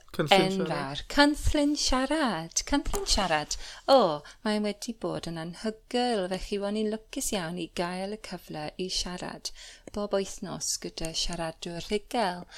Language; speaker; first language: Welsh; non-native, fluent; English